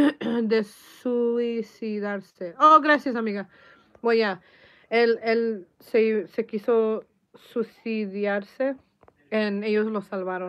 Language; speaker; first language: Spanish; early bilingual, heritage; Spanish